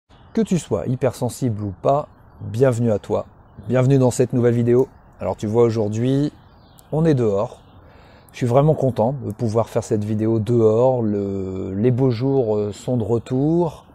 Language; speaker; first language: French; native; French